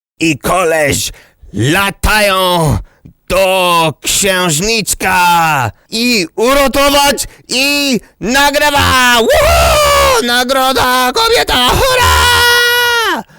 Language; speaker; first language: Polish; non-native, learner; English